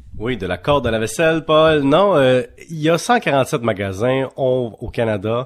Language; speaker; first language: French; native; French